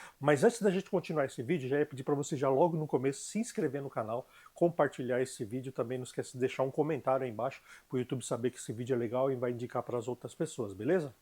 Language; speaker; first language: Portuguese; native; Portuguese